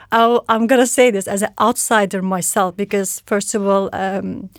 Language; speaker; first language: English; non-native, fluent; Turkish